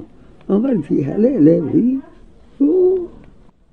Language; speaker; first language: Hebrew; non-native, fluent; Arabic